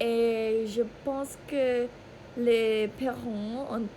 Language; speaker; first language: French; non-native, learner; English